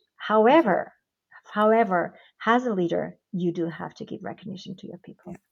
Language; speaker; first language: English; non-native, fluent; Portuguese